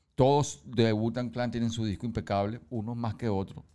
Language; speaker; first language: Spanish; early bilingual, heritage; Spanish